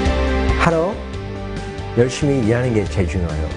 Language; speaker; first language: Korean; early bilingual, heritage; Korean